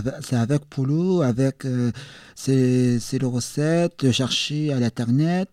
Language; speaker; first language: French; non-native, learner; Arabic